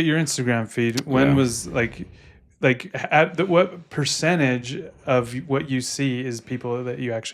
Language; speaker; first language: English; native; English